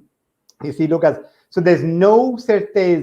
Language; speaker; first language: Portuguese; non-native, fluent; English